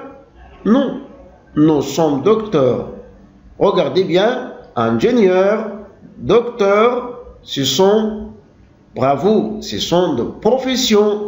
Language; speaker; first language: French; non-native, local second language; Arabic